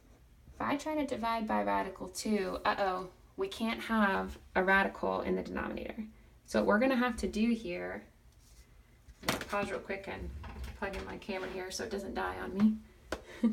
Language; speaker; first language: English; native; English